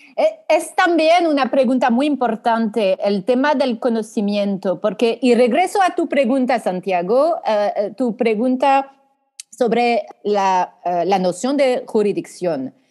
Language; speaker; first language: Spanish; non-native, fluent; French